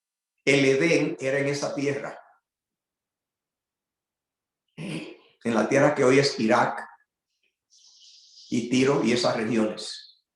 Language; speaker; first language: Spanish; native; Spanish